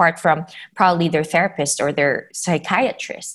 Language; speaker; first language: English; non-native, local second language; Filipino